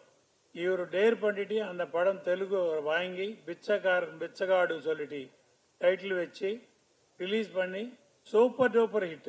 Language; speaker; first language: Tamil; non-native, learner; Telugu